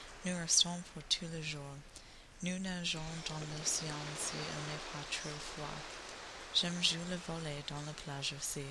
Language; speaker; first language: French; non-native, learner; English